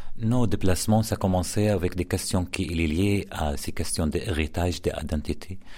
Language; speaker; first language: French; non-native, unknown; Arabic